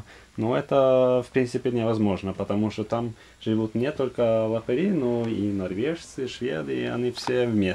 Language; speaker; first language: Russian; non-native, fluent; Norwegian